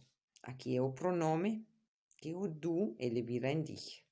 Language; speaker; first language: Portuguese; non-native, fluent; German